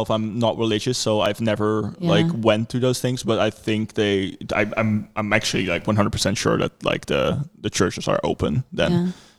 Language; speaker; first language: English; non-native, fluent; Dutch